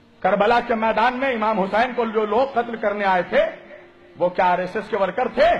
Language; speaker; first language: Urdu; native; Urdu